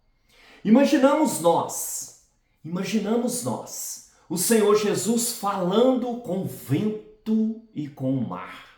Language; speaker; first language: Portuguese; native; Portuguese